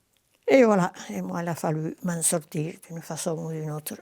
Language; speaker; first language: French; non-native, local second language; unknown